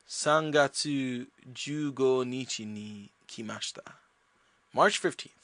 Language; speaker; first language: Japanese; non-native, learner; English